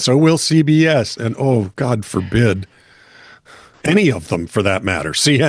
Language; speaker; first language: English; native; English